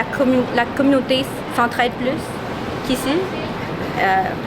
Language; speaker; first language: French; early bilingual, other home language; Vietnamese